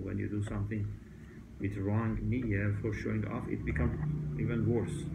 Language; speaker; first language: English; non-native, fluent; Persian